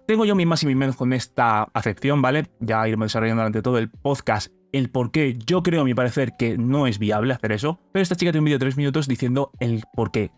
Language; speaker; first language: Spanish; native; Spanish